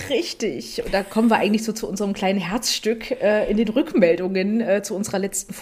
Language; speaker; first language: German; native; German